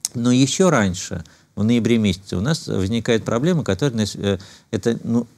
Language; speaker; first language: Russian; native; Russian